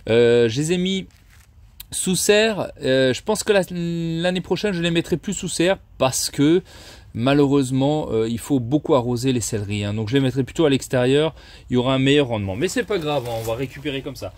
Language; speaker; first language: French; native; French